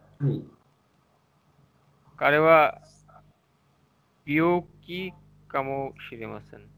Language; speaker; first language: Japanese; non-native, learner; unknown